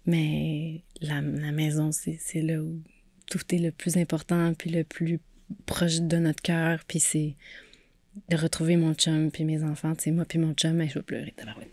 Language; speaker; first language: French; native; French